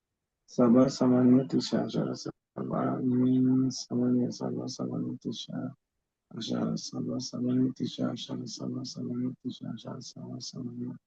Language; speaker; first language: Arabic; non-native, learner; Bangla